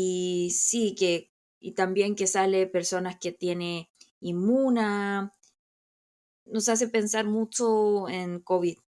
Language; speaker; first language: Spanish; non-native, fluent; Korean